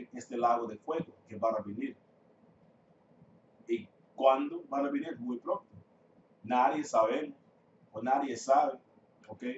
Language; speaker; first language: Spanish; non-native, fluent; English